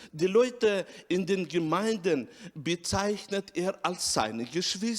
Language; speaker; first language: German; non-native, fluent; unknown